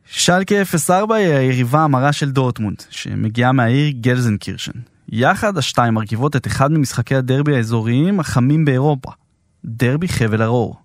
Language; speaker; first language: Hebrew; native; Hebrew